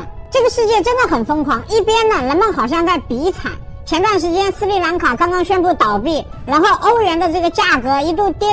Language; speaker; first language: Chinese; native; Chinese